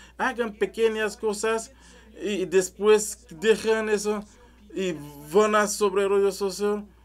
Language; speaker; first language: Spanish; non-native, learner; French